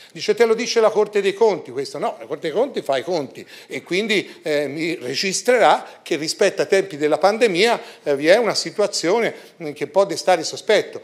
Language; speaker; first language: Italian; native; Italian